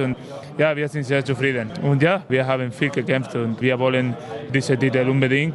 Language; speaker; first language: German; non-native, learner; Spanish